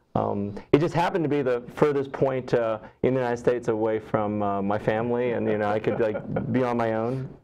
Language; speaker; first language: English; native; English